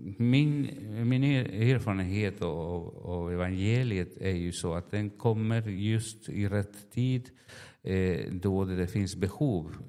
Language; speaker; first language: Swedish; non-native, fluent; Spanish